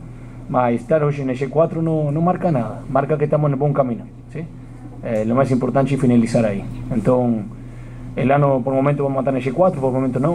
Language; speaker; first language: Portuguese; non-native, fluent; Spanish